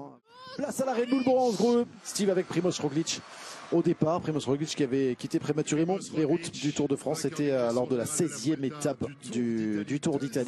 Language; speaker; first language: French; native; French